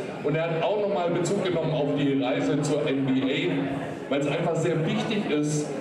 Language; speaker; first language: German; native; German